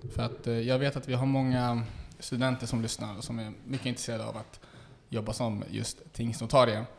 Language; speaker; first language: Swedish; native; Swedish